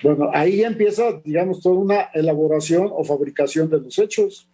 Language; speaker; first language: Spanish; native; Spanish